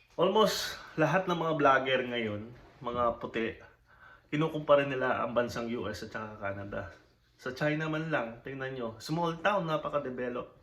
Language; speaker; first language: Filipino; native; Filipino